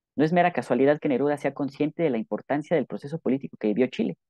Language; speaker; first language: Spanish; native; Spanish